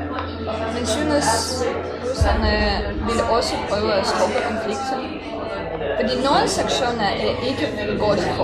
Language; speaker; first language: Danish; non-native, learner; Russian